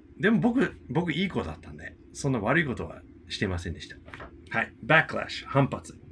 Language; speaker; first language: Japanese; non-native, fluent; English